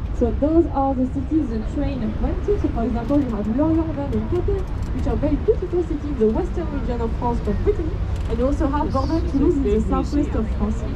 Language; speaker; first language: English; non-native, fluent; French